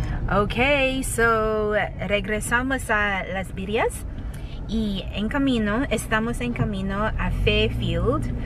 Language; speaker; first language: Spanish; non-native, learner; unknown